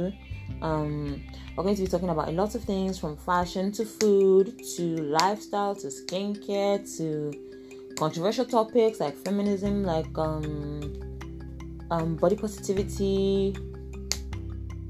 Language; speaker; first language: English; non-native, local second language; Igbo